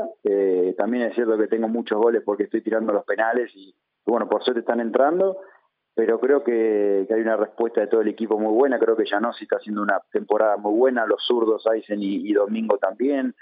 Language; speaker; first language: Spanish; native; Spanish